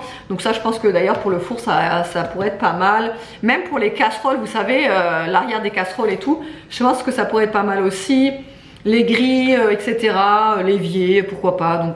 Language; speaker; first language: French; native; French